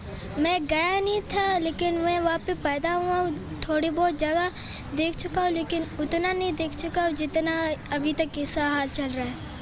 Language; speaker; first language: Hindi; early bilingual, other home language; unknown